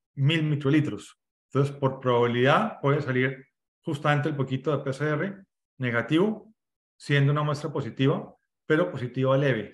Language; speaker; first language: Spanish; native; Spanish